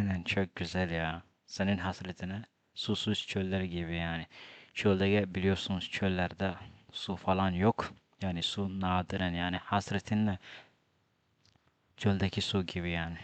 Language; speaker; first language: Turkish; non-native, fluent; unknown